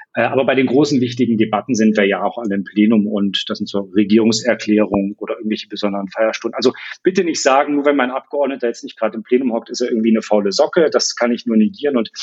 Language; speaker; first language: German; native; German